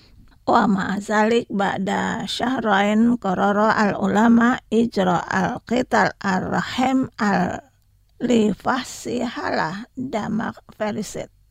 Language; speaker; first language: Arabic; non-native, learner; Indonesian